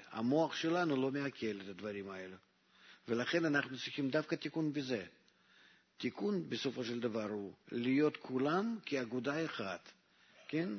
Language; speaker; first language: Hebrew; non-native, fluent; Russian